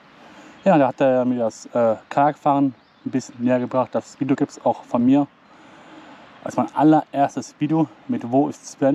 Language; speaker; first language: German; native; German